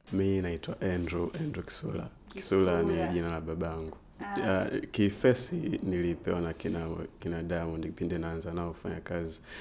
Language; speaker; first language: Swahili; native; Swahili